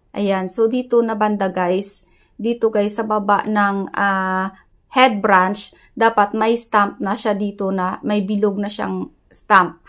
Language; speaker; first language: Filipino; non-native, local second language; Hiligaynon